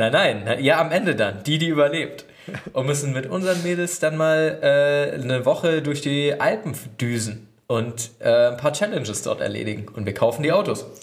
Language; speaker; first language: German; native; German